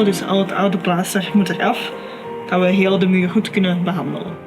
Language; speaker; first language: Dutch; native; Dutch